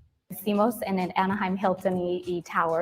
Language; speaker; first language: Spanish; early bilingual, other home language; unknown